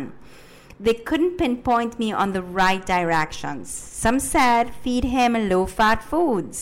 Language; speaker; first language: English; early bilingual, other home language; Spanish